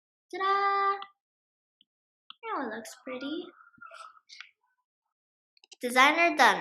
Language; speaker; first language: English; non-native, fluent; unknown